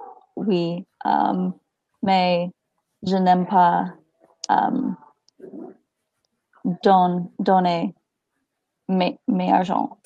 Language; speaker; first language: French; non-native, learner; English